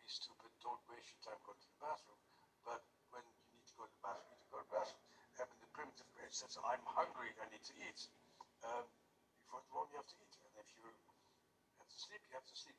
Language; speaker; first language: English; non-native, fluent; Dutch